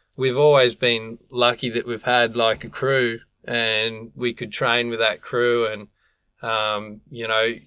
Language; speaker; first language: English; native; English